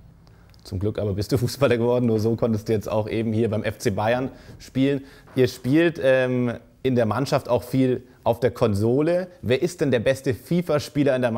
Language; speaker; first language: German; native; German